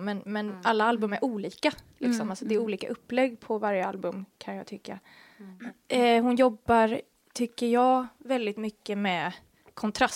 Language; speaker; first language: Swedish; native; Swedish